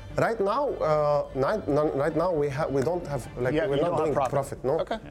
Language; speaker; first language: English; non-native, fluent; Arabic